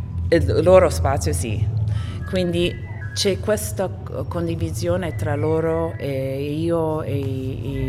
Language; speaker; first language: Italian; non-native, fluent; Arabic